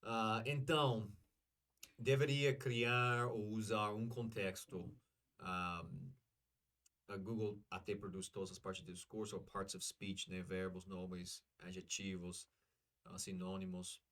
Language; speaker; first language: Portuguese; non-native, learner; English